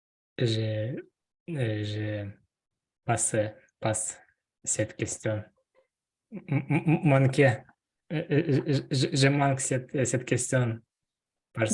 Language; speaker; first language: French; non-native, learner; Russian